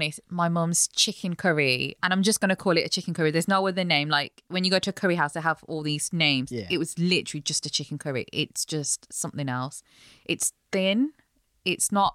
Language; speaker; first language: English; native; English